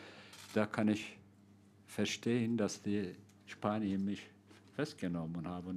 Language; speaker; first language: German; non-native, fluent; Turkish